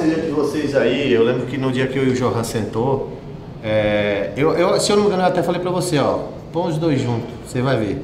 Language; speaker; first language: Portuguese; native; Portuguese